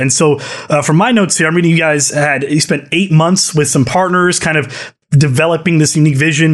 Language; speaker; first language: English; native; English